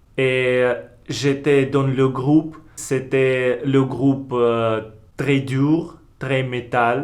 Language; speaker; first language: French; non-native, learner; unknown